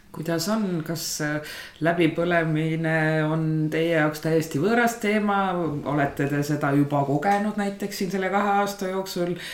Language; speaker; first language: Estonian; native; Estonian